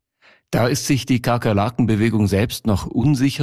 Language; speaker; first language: German; native; German